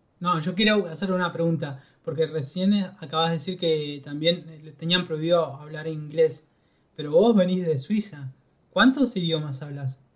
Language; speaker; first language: Spanish; native; Spanish